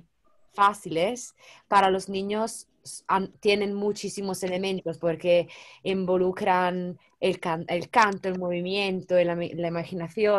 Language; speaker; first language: Spanish; non-native, fluent; Italian